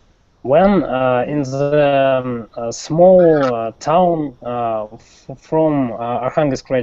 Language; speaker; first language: English; non-native, learner; Russian